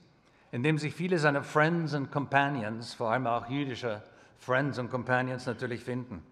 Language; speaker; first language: German; native; German